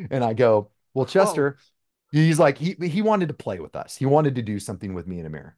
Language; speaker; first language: English; native; English